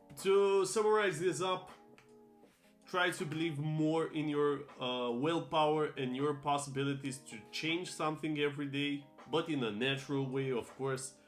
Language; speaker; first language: English; non-native, fluent; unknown